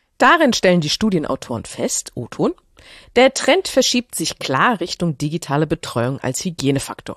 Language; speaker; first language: German; native; German